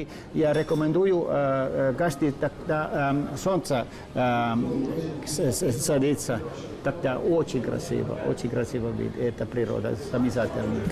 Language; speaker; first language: Russian; non-native, learner; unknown